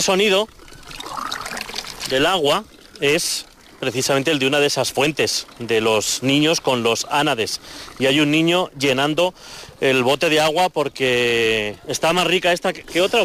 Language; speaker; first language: Spanish; native; Spanish